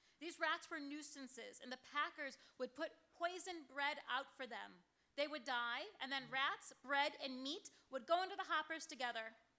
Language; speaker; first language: English; native; English